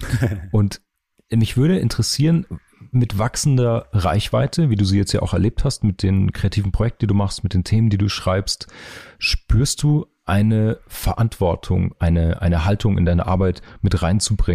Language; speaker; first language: German; native; German